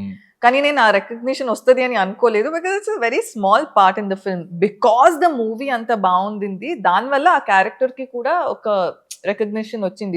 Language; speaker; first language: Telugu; non-native, fluent; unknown